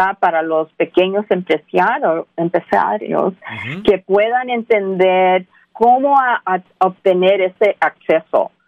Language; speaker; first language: Spanish; early bilingual, heritage; Spanish